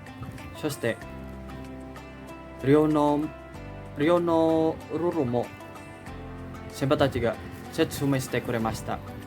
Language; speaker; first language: Japanese; non-native, learner; Indonesian